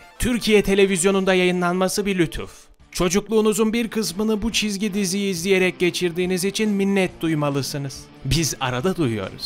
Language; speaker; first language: Turkish; native; Turkish